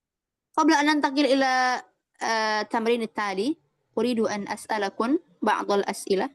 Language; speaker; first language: Arabic; non-native, fluent; Indonesian